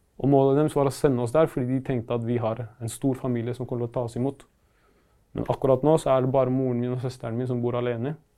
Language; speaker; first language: Norwegian; early bilingual, other home language; Arabic